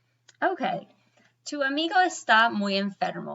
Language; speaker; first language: Spanish; non-native, fluent; English